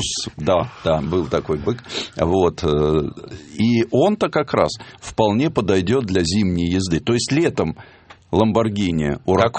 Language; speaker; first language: Russian; native; Russian